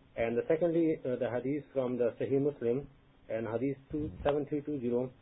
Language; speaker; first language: English; non-native, local second language; Urdu